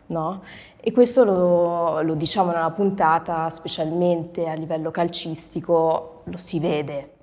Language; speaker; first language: Italian; early bilingual, other home language; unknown